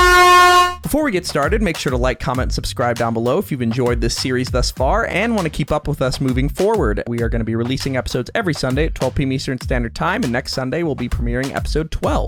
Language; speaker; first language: English; native; English